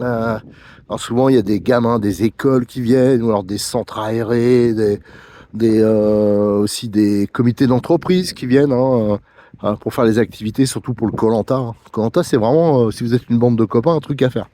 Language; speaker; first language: French; native; French